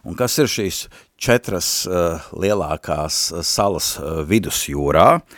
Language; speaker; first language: Latvian; native; Latvian